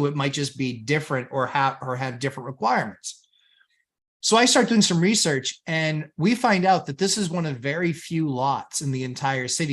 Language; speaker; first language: English; native; English